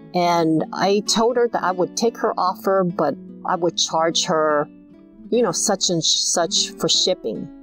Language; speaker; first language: English; native; English